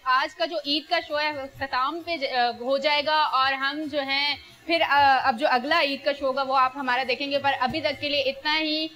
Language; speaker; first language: Urdu; native; Urdu